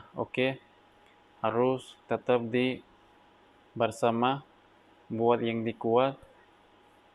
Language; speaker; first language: Indonesian; non-native, learner; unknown